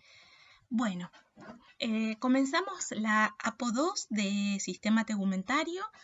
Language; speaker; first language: Spanish; native; Spanish